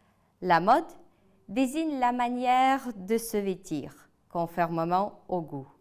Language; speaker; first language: French; non-native, fluent; Ukrainian